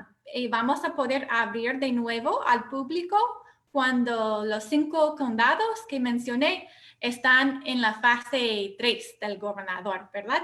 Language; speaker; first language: Spanish; non-native, fluent; English